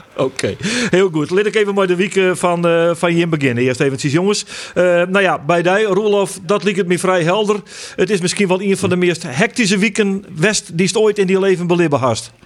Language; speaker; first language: Dutch; non-native, local second language; Western Frisian